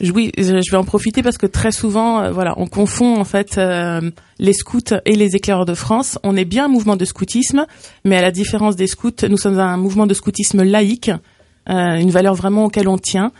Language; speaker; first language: French; native; French